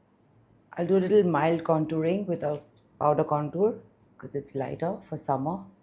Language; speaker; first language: English; non-native, local second language; Bangla